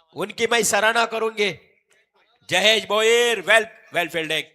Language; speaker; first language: Hindi; non-native, local second language; Marathi